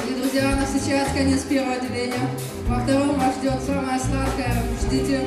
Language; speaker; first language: Russian; native; Russian